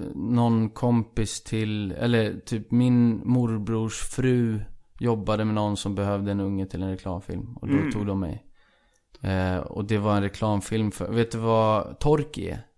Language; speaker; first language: Swedish; early bilingual, other home language; Icelandic